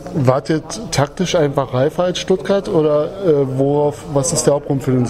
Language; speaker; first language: German; native; German